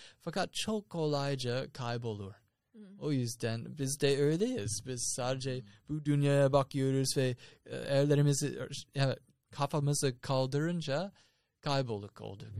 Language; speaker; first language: Turkish; non-native, fluent; English